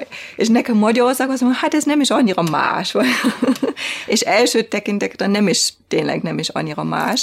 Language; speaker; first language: Hungarian; non-native, fluent; German